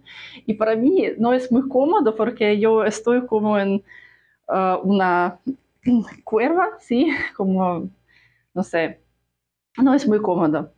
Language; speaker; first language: Spanish; non-native, fluent; Russian